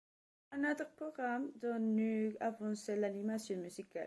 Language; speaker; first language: French; non-native, learner; Spanish